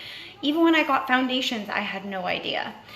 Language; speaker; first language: English; native; English